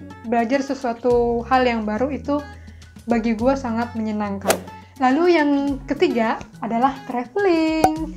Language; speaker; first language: Indonesian; native; Indonesian